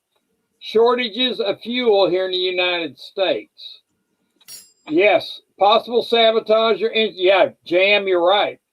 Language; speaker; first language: English; native; English